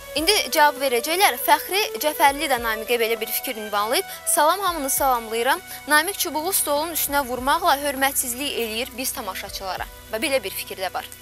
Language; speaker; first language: Azerbaijani; native; Azerbaijani